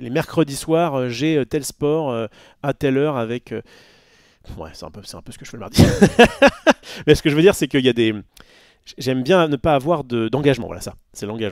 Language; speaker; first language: French; native; French